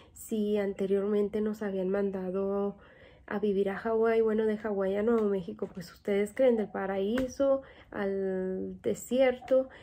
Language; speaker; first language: Spanish; native; Spanish